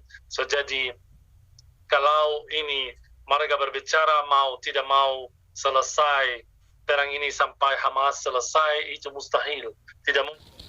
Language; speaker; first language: Indonesian; non-native, fluent; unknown